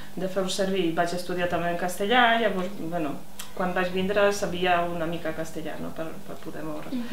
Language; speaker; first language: Catalan; non-native, fluent; Polish